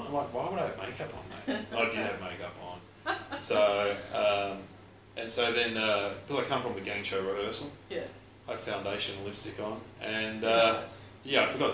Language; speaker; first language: English; native; English